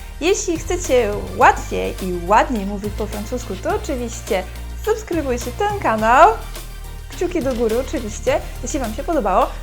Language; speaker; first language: Polish; non-native, fluent; French